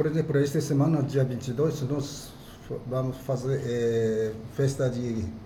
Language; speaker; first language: Portuguese; non-native, fluent; Japanese